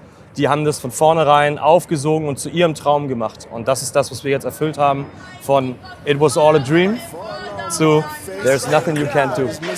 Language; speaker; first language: German; native; German